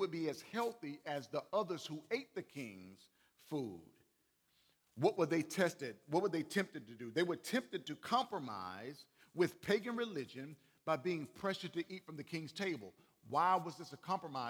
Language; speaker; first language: English; native; English